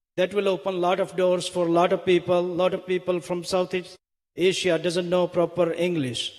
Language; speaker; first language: English; non-native, local second language; Hindi